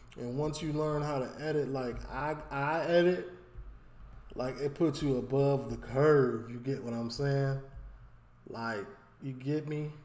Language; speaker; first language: English; native; English